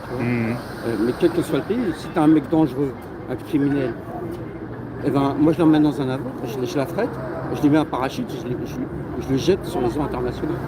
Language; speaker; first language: French; native; French